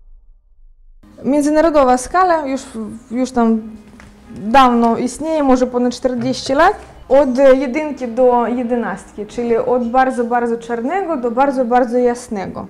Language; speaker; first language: Polish; non-native, fluent; Ukrainian